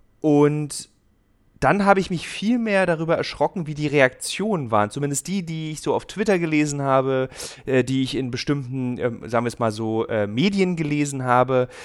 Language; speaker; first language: German; native; German